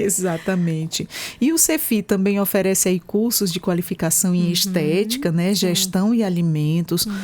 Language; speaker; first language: Portuguese; native; Portuguese